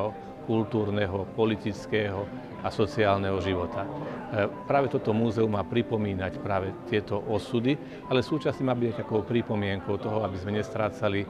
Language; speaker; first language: Slovak; native; Slovak